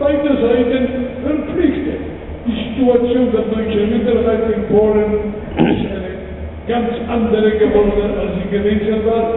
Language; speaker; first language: German; non-native, fluent; Polish